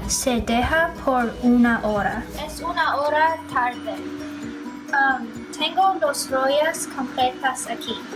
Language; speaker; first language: Spanish; non-native, learner; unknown